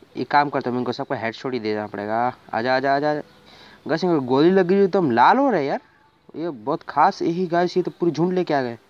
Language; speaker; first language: Hindi; native; Hindi